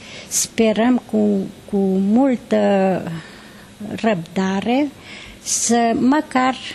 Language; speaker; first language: Romanian; non-native, local second language; Hungarian